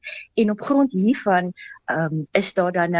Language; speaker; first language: Afrikaans; native; Afrikaans